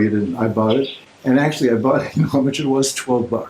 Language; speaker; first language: English; native; English